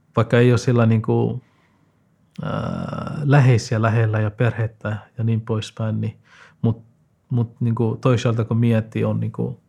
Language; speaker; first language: Finnish; non-native, fluent; Persian